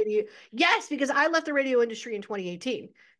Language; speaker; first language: English; native; English